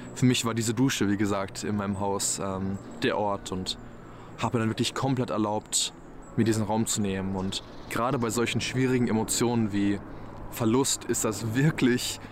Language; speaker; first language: German; native; German